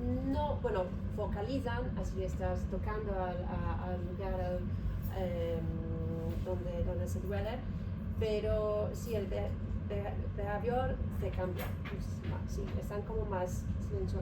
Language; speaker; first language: Spanish; non-native, learner; Polish